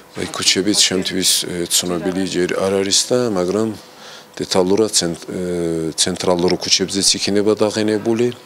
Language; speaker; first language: Georgian; non-native, local second language; Azerbaijani